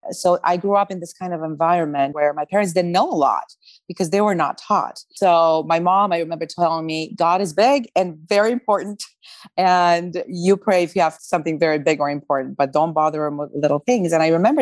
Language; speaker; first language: English; non-native, fluent; Romanian